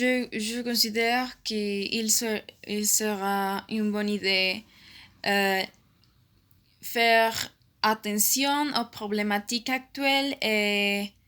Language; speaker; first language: French; non-native, learner; Spanish